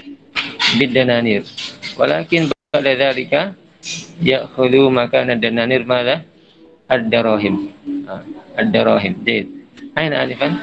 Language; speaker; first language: Arabic; non-native, fluent; Indonesian